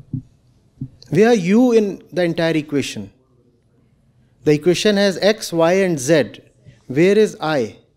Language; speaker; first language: English; non-native, local second language; Hindi